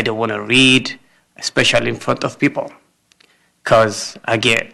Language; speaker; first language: English; non-native, fluent; Amharic